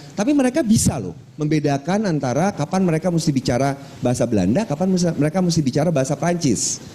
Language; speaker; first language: Indonesian; non-native, local second language; Minangkabau